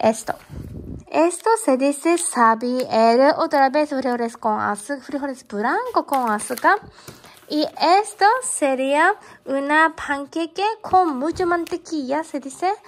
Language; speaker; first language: Spanish; non-native, learner; Japanese